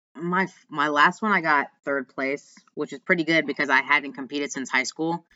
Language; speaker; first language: English; native; English